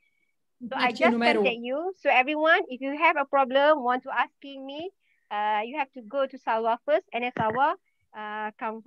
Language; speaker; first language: English; non-native, learner; Malay